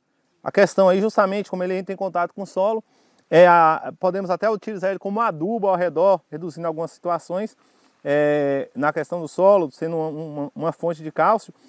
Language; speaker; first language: Portuguese; native; Portuguese